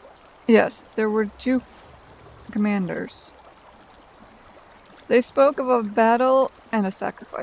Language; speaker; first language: English; native; English